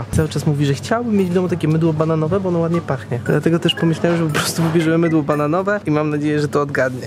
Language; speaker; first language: Polish; native; Polish